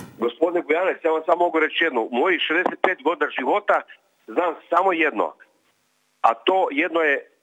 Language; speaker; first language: Croatian; native; Croatian